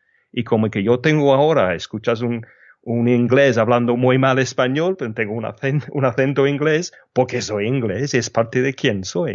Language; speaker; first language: Spanish; non-native, fluent; English